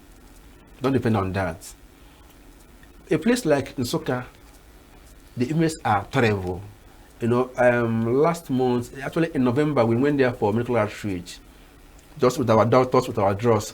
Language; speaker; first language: English; non-native, local second language; Igbo